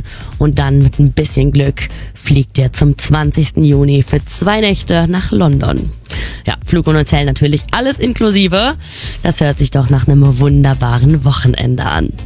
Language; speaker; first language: German; native; German